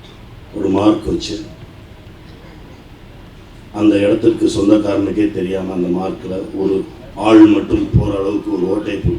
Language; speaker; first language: Tamil; native; Tamil